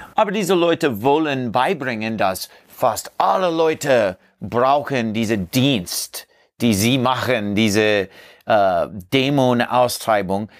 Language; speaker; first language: German; non-native, learner; English